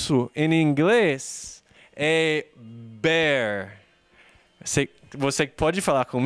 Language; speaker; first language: Portuguese; non-native, fluent; English